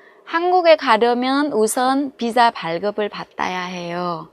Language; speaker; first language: Korean; non-native, fluent; Vietnamese